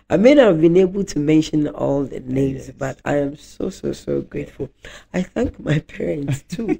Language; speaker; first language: English; non-native, local second language; Akan